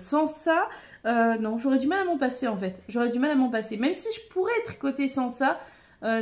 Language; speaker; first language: French; native; French